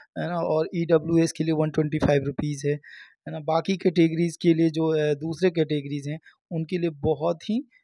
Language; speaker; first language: Hindi; native; Hindi